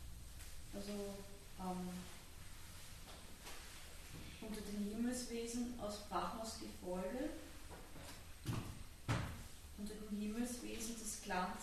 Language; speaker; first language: German; native; German